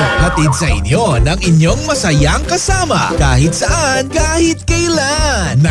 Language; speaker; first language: Filipino; native; Filipino